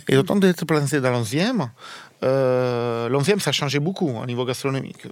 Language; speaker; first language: French; non-native, fluent; Italian